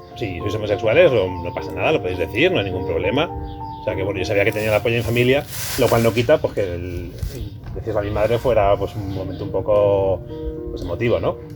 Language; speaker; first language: Spanish; native; Spanish